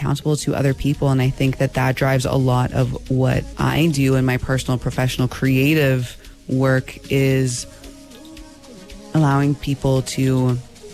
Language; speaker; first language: English; native; English